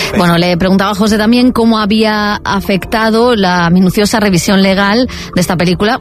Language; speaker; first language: Spanish; native; Spanish